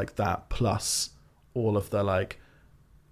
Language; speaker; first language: English; native; English